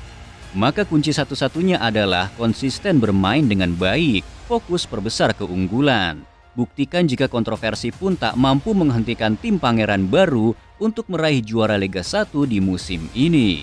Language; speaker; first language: Indonesian; native; Indonesian